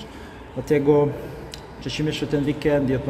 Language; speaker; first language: Polish; non-native, fluent; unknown